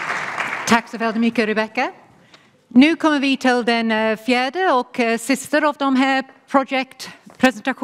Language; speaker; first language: Swedish; non-native, fluent; English